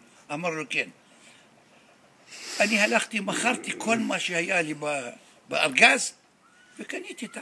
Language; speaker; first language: Hebrew; non-native, fluent; Arabic